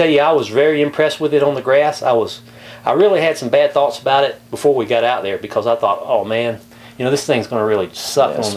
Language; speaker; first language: English; native; English